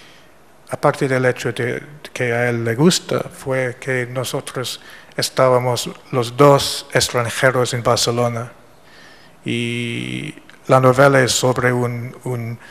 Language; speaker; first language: Spanish; non-native, fluent; English